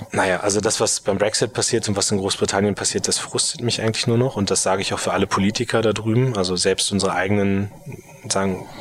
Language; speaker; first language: German; native; German